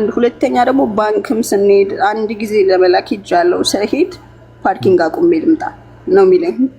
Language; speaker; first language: Amharic; native; Amharic